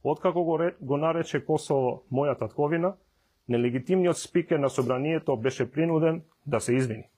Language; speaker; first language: Macedonian; non-native, local second language; Albanian